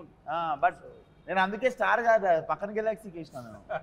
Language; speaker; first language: Telugu; native; Telugu